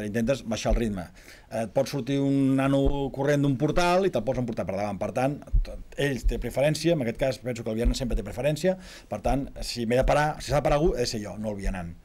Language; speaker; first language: Catalan; native; Catalan